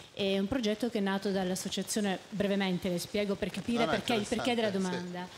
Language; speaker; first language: Italian; native; Italian